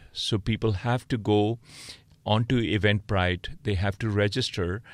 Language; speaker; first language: English; non-native, local second language; Punjabi